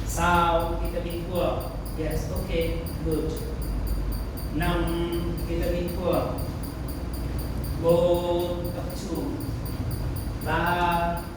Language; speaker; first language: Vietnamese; non-native, learner; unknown